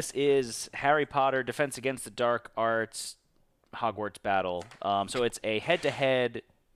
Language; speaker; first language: English; native; English